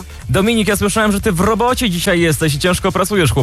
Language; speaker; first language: Polish; native; Polish